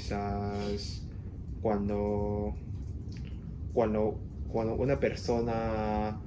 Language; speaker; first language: Spanish; non-native, learner; Cantonese